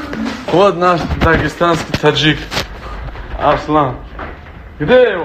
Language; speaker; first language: Russian; non-native, learner; Tajik